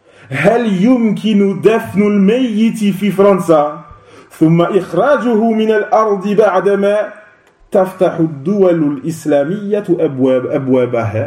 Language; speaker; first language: Arabic; non-native, fluent; French